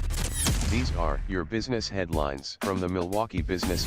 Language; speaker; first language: English; native; English